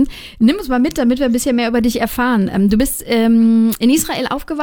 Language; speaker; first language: German; native; German